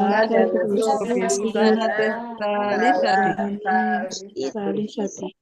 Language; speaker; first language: Arabic; non-native, learner; Indonesian